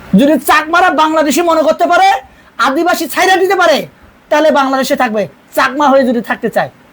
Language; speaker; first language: Bangla; non-native, local second language; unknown